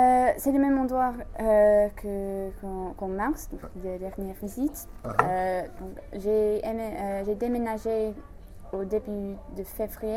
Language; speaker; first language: French; non-native, learner; English